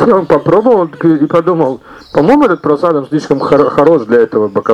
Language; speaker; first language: Russian; native; Russian